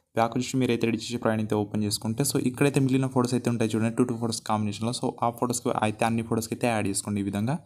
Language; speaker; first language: Telugu; non-native, local second language; Gondi